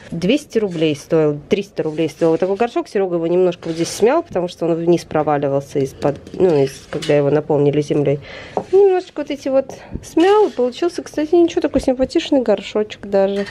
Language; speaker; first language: Russian; native; Russian